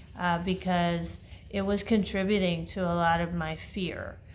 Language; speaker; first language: English; native; English